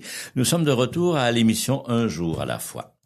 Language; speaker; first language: French; native; French